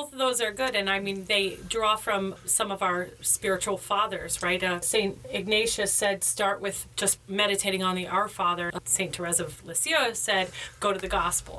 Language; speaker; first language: English; native; English